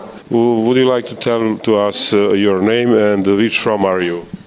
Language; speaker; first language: English; non-native, learner; Serbian